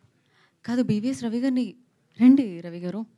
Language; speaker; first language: Telugu; native; Telugu